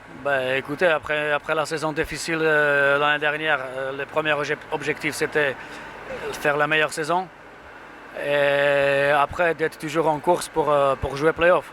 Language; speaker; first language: French; non-native, fluent; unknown